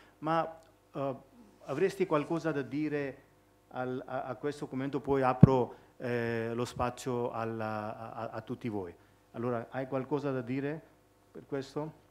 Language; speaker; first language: Italian; non-native, fluent; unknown